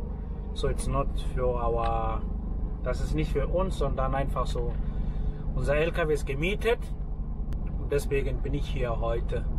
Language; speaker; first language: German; non-native, learner; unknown